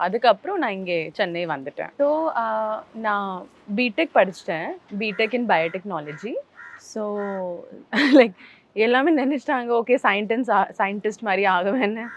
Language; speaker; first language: Tamil; non-native, local second language; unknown